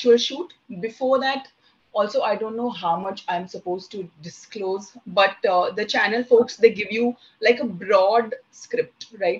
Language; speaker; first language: English; non-native, local second language; Hindi